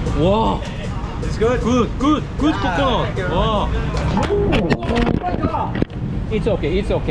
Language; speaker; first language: English; non-native, learner; Korean